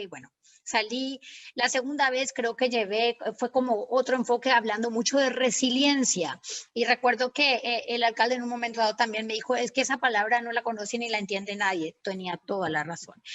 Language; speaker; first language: Spanish; native; Spanish